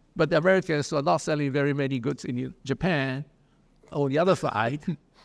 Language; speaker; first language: English; early bilingual, other home language; Japanese